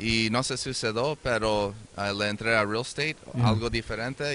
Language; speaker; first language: Spanish; early bilingual, heritage; Spanish